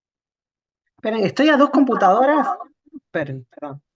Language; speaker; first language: Spanish; native; Spanish